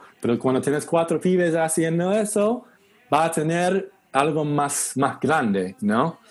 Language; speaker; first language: Spanish; non-native, learner; English